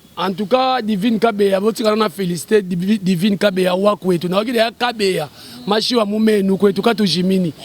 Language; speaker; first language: Lingala; non-native, local second language; Luba-Lulua